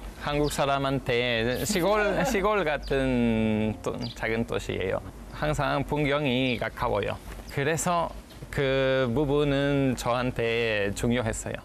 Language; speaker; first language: Korean; non-native, fluent; Spanish